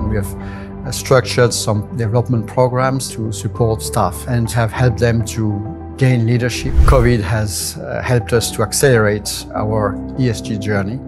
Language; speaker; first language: English; non-native, fluent; French